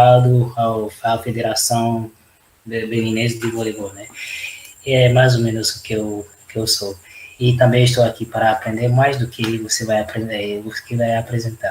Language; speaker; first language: Portuguese; non-native, fluent; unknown